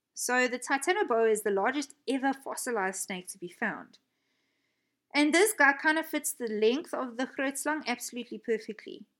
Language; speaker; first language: English; native; English